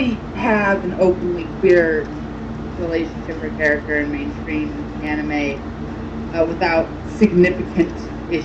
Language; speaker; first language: English; native; English